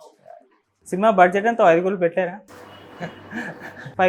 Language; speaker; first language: Telugu; native; Telugu